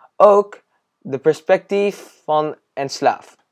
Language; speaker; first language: Dutch; non-native, learner; English